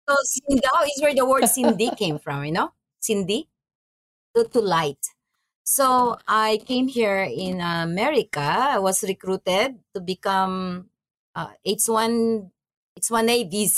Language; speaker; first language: English; non-native, local second language; Maranao